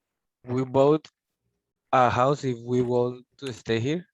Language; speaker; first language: English; non-native, learner; Spanish